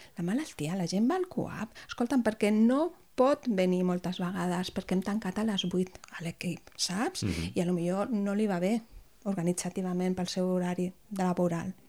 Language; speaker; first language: Catalan; non-native, local second language; Spanish